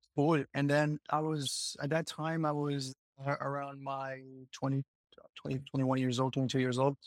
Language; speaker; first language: English; non-native, fluent; Spanish